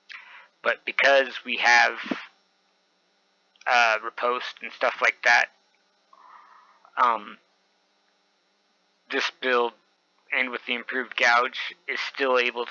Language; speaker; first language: English; native; English